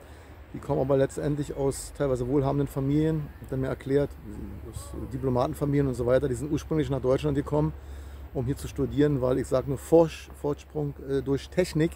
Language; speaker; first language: German; native; German